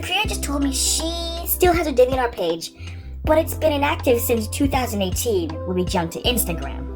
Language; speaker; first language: English; native; English